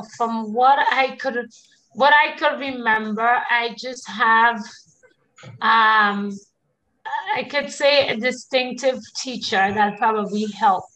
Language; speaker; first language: English; native; English